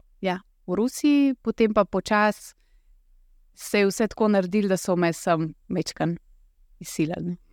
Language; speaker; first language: Slovenian; early bilingual, other home language; Russian